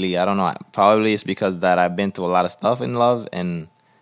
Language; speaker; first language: English; non-native, fluent; Spanish